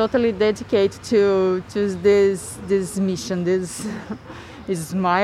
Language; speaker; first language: English; non-native, learner; Portuguese